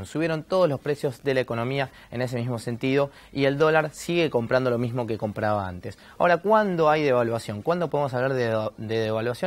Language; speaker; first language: Spanish; native; Spanish